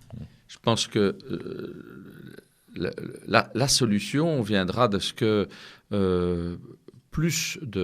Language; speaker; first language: French; native; French